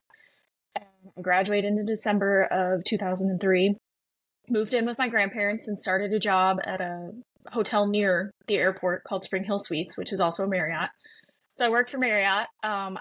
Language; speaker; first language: English; native; English